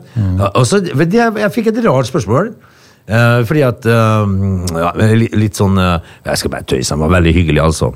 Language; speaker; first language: Norwegian; native; Norwegian